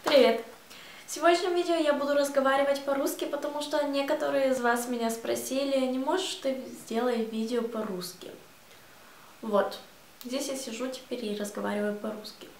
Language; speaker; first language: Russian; early bilingual, heritage; Russian